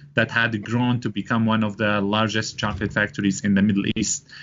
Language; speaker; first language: English; non-native, fluent; Arabic